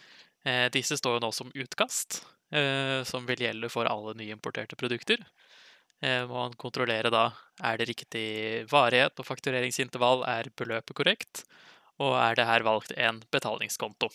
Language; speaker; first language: Norwegian; native; Norwegian